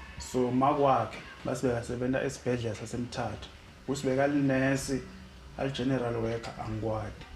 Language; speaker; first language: Zulu; non-native, local second language; Swati